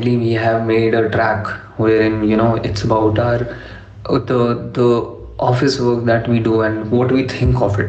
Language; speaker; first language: English; non-native, local second language; Urdu